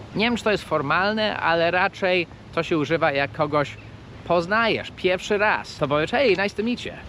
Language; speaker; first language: Polish; non-native, fluent; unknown